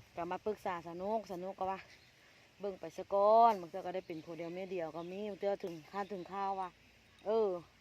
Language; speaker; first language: Thai; native; Thai